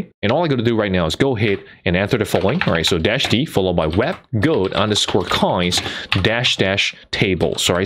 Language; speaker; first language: English; non-native, fluent; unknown